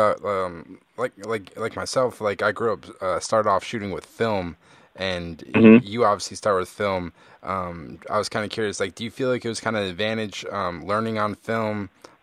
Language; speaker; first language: English; native; English